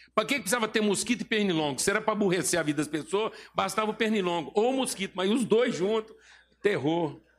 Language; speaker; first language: Portuguese; native; Portuguese